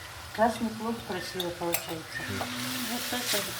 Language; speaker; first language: Russian; non-native, local second language; Kyrgyz